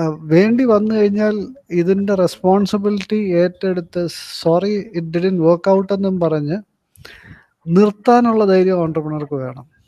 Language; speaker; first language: English; non-native, local second language; Malayalam